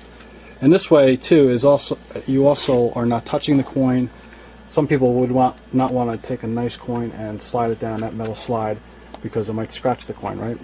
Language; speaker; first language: English; native; English